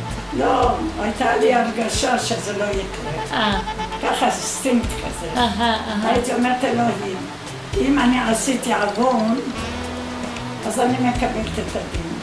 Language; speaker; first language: Hebrew; early bilingual, other home language; Spanish